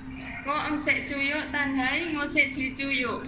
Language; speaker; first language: Cantonese; non-native, learner; Indonesian